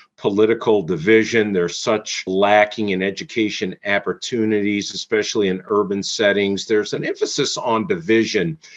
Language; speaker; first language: English; native; English